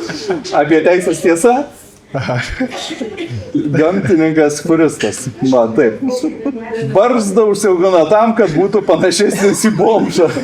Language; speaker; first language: Lithuanian; native; Lithuanian